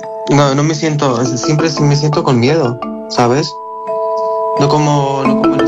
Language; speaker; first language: Spanish; non-native, learner; Arabic